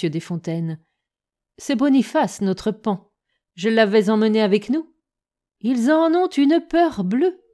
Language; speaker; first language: French; native; French